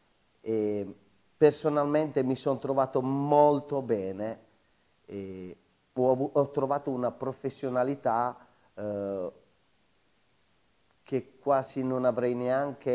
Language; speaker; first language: Italian; native; Italian